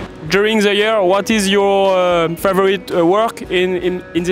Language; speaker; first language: English; non-native, learner; French